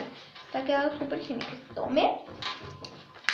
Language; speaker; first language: Spanish; native; Spanish